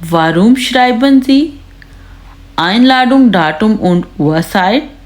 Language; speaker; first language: German; non-native, learner; Urdu